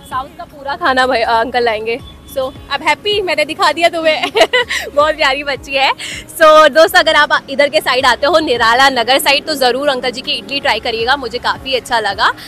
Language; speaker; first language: Hindi; native; Hindi